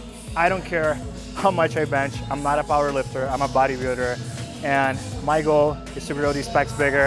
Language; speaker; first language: English; non-native, fluent; Portuguese